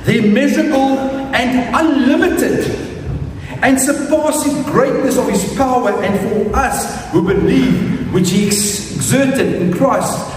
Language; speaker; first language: English; non-native, local second language; Afrikaans